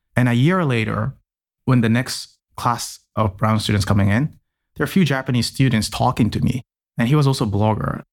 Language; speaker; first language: English; non-native, fluent; Japanese